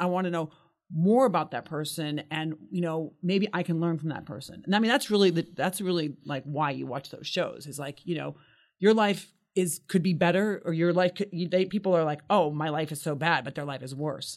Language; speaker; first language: English; native; English